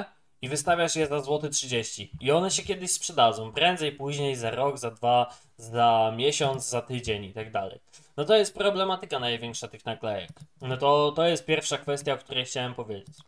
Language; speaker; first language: Polish; native; Polish